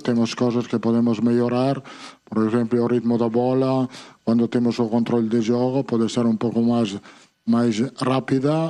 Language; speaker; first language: Portuguese; non-native, learner; Italian